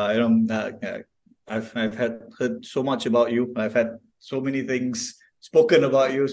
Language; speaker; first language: English; non-native, local second language; Tamil